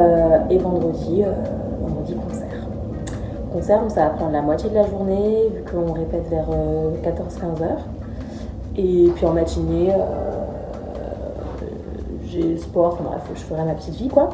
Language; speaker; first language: French; native; French